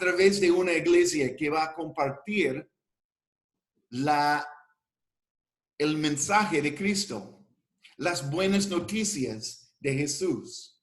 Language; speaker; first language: Spanish; non-native, fluent; English